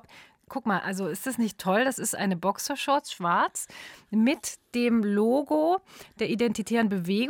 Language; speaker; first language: German; native; German